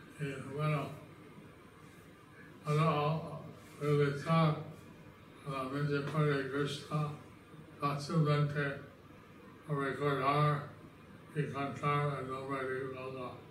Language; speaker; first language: Spanish; non-native, learner; English